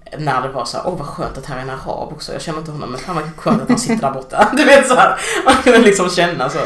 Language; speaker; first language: Swedish; early bilingual, other home language; Portuguese